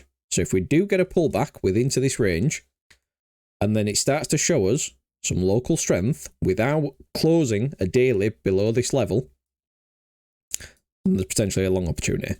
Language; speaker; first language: English; native; English